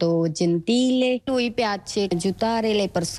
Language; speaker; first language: Italian; non-native, learner; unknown